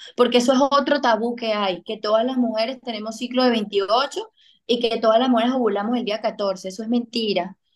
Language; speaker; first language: Spanish; native; Spanish